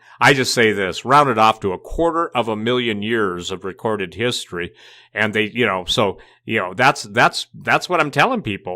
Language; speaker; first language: English; native; English